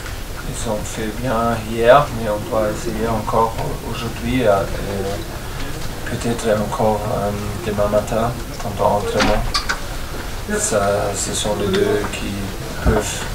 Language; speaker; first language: French; non-native, fluent; German